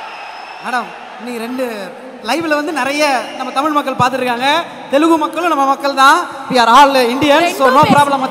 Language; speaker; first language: Tamil; native; Tamil